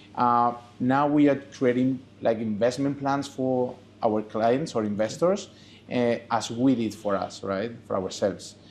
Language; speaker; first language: English; non-native, fluent; Spanish